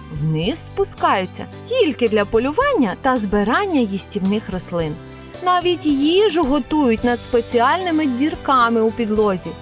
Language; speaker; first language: Ukrainian; native; Ukrainian